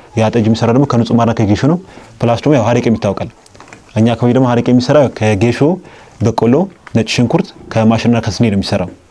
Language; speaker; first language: Amharic; non-native, local second language; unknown